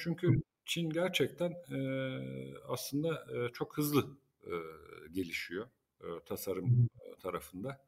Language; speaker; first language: Turkish; native; Turkish